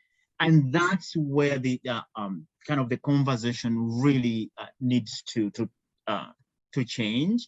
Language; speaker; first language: English; non-native, local second language; Ganda